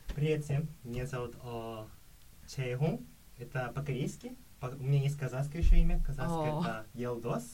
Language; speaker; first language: Russian; early bilingual, other home language; Korean